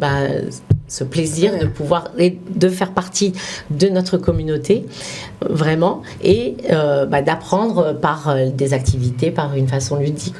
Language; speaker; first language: French; native; French